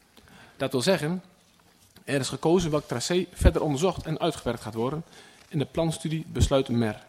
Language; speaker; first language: Dutch; native; Dutch